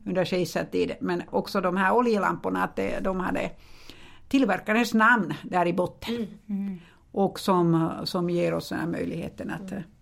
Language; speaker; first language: Swedish; non-native, fluent; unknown